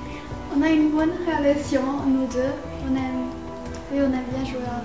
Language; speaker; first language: French; early bilingual, heritage; French